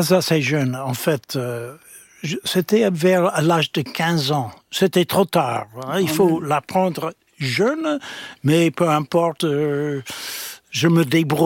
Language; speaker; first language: French; non-native, fluent; English